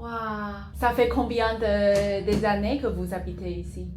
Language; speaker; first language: French; non-native, learner; Chinese